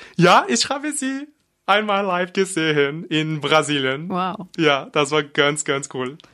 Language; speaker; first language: German; non-native, learner; Portuguese